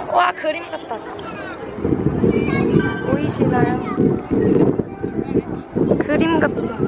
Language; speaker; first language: Korean; native; Korean